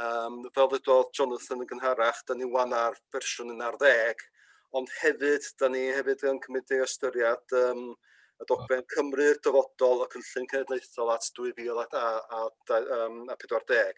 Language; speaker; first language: Welsh; native; Welsh